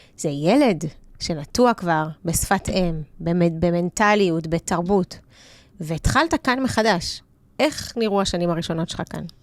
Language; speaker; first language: Hebrew; early bilingual, other home language; Russian